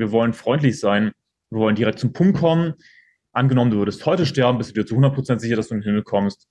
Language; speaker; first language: German; native; German